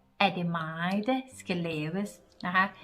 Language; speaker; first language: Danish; non-native, learner; Thai